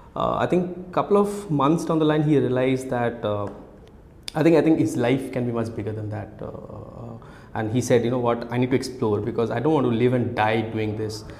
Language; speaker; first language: English; non-native, local second language; Odia